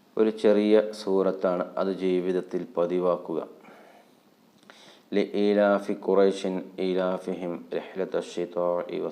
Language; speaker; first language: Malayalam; native; Malayalam